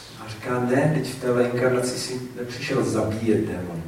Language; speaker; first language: Czech; native; Czech